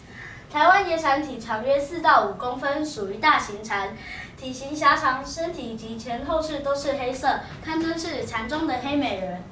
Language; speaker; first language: Chinese; native; Chinese